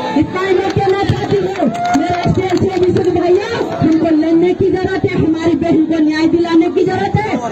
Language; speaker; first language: Hindi; native; Hindi